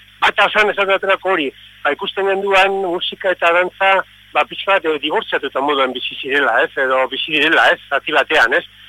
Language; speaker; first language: Basque; native; Basque